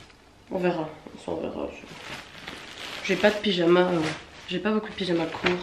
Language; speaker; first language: French; native; French